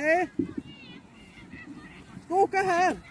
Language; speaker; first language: Swedish; native; Swedish